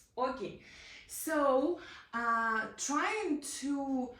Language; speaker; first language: English; non-native, learner; Ukrainian